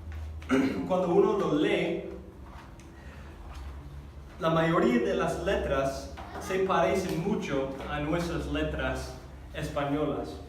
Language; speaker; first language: Spanish; non-native, fluent; English